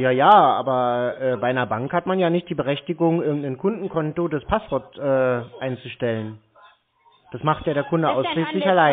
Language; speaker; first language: German; native; German